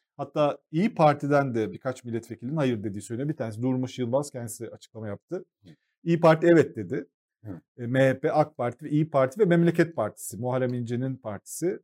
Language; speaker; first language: Turkish; native; Turkish